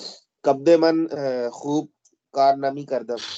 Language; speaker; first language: Persian; non-native, learner; Urdu